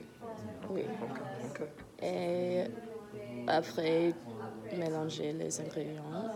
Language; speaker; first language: French; non-native, learner; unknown